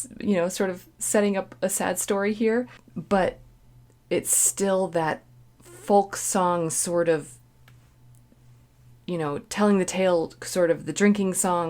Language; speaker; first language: English; native; English